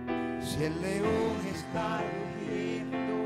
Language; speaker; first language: Spanish; native; Spanish